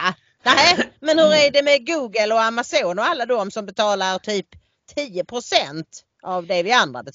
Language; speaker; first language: Swedish; native; Swedish